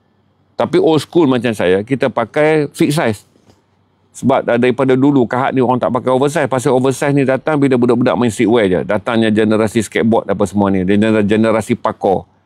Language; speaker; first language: Malay; native; Malay